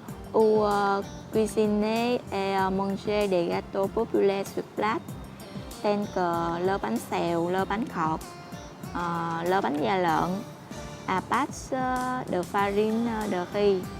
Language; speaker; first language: French; non-native, learner; Vietnamese